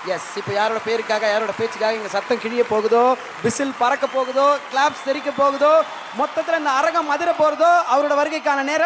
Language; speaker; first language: Tamil; native; Tamil